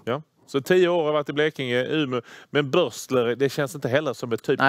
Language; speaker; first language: Swedish; native; Swedish